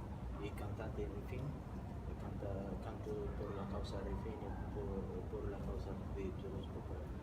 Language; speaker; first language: Spanish; non-native, learner; Riffian